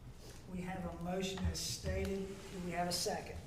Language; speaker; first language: English; native; English